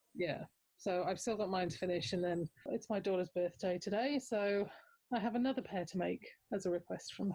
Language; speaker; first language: English; native; English